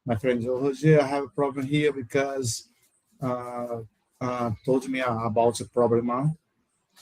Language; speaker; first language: English; non-native, learner; Portuguese